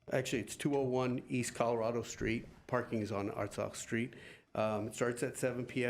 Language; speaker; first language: English; early bilingual, other home language; Armenian